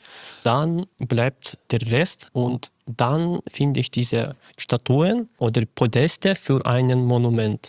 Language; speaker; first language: German; non-native, fluent; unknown